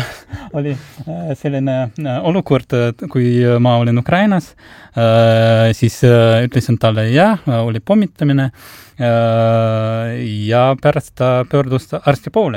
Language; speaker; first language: Estonian; non-native, local second language; Russian